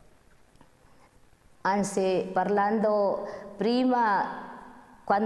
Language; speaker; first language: Italian; non-native, fluent; Filipino